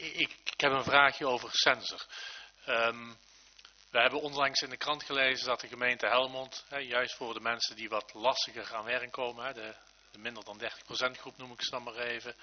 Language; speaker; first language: Dutch; native; Dutch